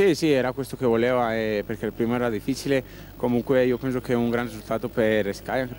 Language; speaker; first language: Italian; non-native, fluent; Spanish